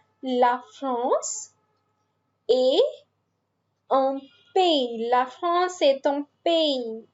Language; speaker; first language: French; non-native, fluent; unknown